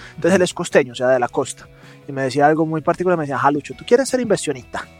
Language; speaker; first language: Spanish; native; Spanish